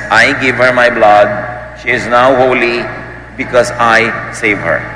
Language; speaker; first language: English; non-native, local second language; Filipino